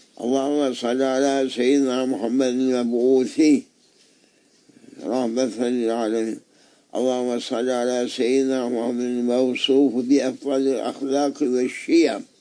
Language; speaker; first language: Arabic; non-native, fluent; Turkish